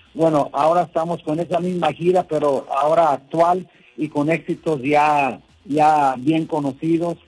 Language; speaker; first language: Spanish; early bilingual, heritage; Spanish